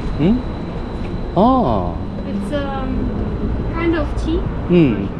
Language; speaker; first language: English; non-native, learner; Russian